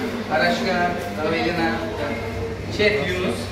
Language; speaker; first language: Russian; non-native, learner; Turkish